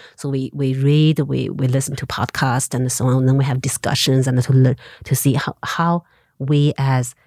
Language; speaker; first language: English; non-native, fluent; Chinese